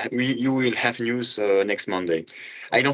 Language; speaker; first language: English; non-native, fluent; French